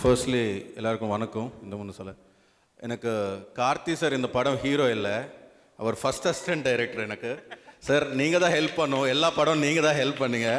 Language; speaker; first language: Tamil; non-native, learner; Telugu